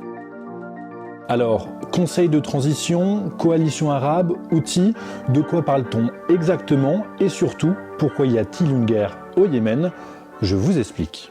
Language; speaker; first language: French; native; French